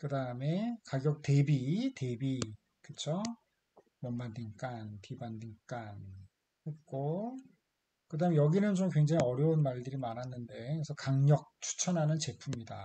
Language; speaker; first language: Korean; native; Korean